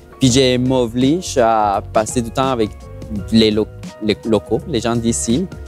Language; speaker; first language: French; non-native, fluent; Spanish